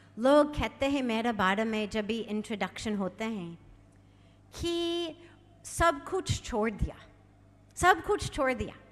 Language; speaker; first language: Hindi; non-native, fluent; English